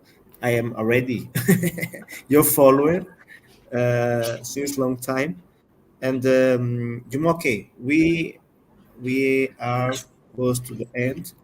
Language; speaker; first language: English; non-native, learner; Portuguese